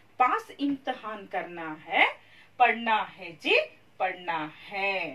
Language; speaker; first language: Hindi; non-native, local second language; Kannada